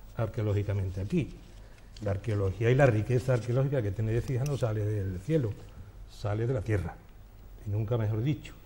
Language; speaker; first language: Spanish; native; Spanish